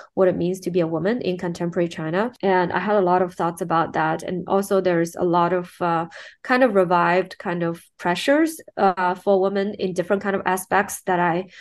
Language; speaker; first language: English; non-native, fluent; Chinese